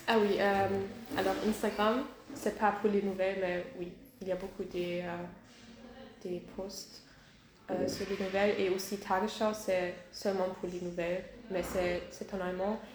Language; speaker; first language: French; non-native, learner; German